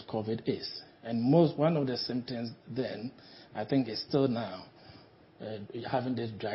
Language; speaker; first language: English; non-native, local second language; Akan